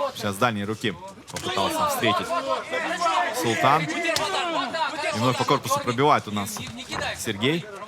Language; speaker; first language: Russian; native; Russian